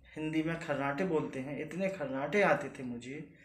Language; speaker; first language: Hindi; native; Hindi